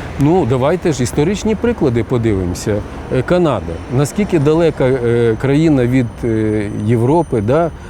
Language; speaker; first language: Ukrainian; non-native, local second language; Russian